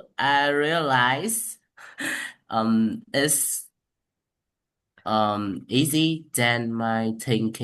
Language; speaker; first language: English; non-native, learner; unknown